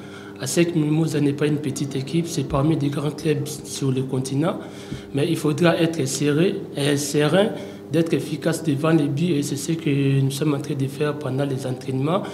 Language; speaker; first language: French; non-native, local second language; Arabic